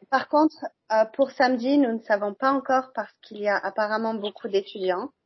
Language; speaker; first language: French; native; French